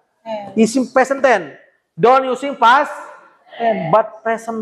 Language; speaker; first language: English; non-native, learner; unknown